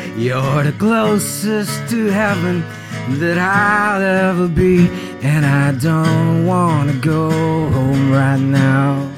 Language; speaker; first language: English; non-native, local second language; Filipino